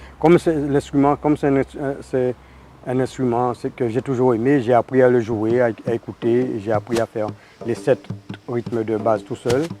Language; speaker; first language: French; native; French